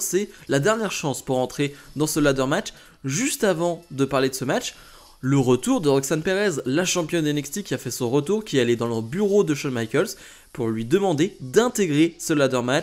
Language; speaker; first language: French; native; French